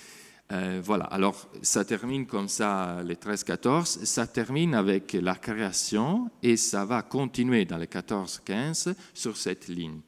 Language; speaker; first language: French; non-native, fluent; Italian